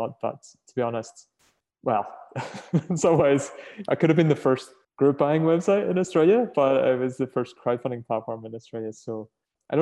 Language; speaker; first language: English; native; English